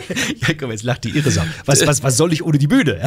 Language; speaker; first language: German; native; German